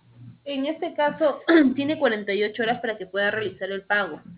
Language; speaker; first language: Spanish; native; Spanish